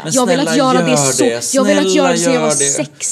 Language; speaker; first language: Swedish; native; Swedish